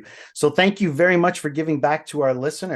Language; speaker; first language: English; native; English